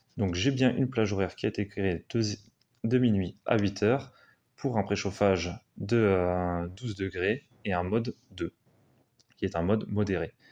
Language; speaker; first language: French; native; French